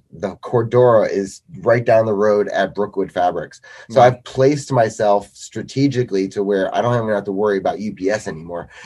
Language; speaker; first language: English; native; English